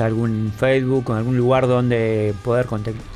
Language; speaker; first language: Spanish; native; Spanish